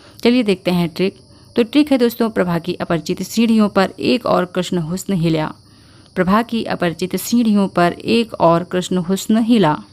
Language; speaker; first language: Hindi; native; Hindi